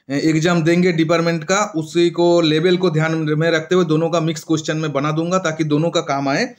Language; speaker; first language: Hindi; non-native, local second language; Bangla